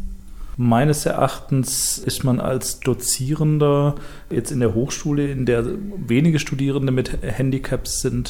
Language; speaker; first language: German; native; German